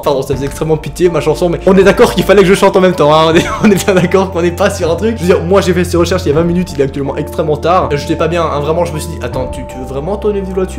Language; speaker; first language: French; native; French